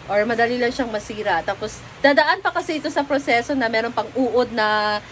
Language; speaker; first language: Filipino; non-native, local second language; Cebuano